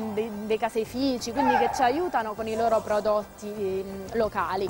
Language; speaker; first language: Italian; native; Italian